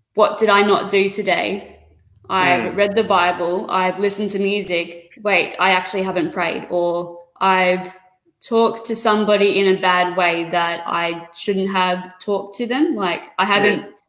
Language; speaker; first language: English; native; English